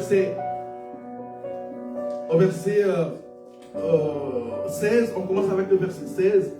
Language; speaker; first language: French; non-native, local second language; Lingala